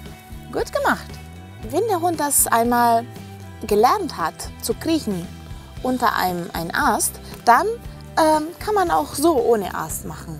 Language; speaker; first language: German; non-native, fluent; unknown